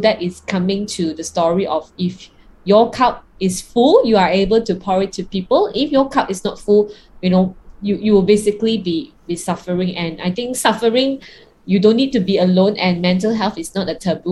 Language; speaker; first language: English; non-native, local second language; Cantonese